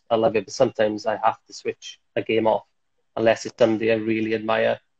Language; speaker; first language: English; native; English